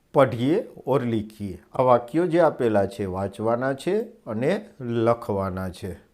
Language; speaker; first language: Hindi; non-native, local second language; Gujarati